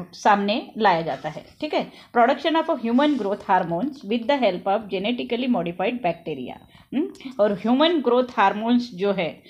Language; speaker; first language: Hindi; non-native, local second language; Marathi